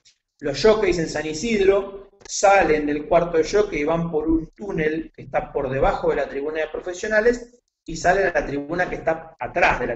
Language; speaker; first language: Spanish; native; Spanish